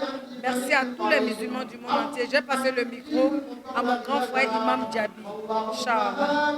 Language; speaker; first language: French; non-native, local second language; Dyula